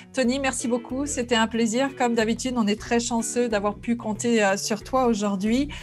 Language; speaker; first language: French; native; French